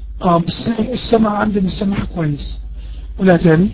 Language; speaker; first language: Arabic; native; Arabic